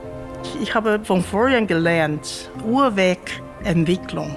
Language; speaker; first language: German; non-native, fluent; Chinese